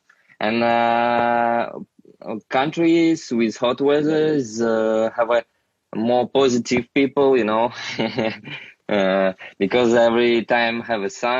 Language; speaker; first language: English; non-native, learner; Russian